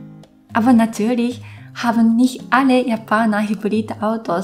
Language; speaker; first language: German; non-native, fluent; Japanese